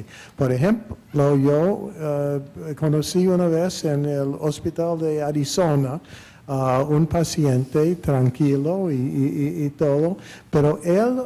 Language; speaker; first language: Spanish; non-native, fluent; English